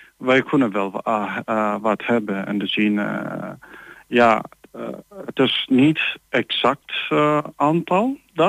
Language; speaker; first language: Dutch; non-native, learner; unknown